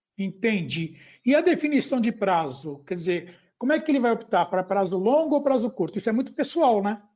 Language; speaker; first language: Portuguese; native; Portuguese